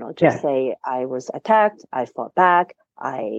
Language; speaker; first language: English; non-native, local second language; Cantonese